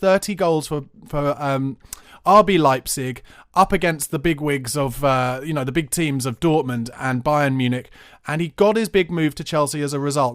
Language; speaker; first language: English; native; English